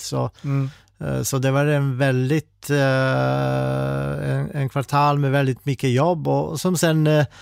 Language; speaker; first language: Swedish; non-native, fluent; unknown